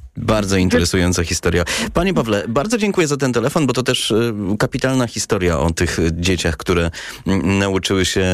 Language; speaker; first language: Polish; native; Polish